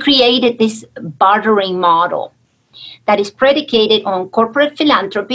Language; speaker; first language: English; non-native, fluent; Spanish